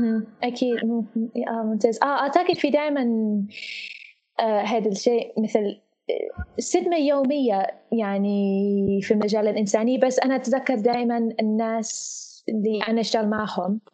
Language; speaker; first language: Arabic; non-native, fluent; English